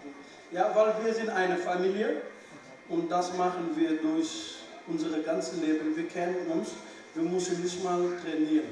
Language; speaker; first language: German; non-native, fluent; Wolof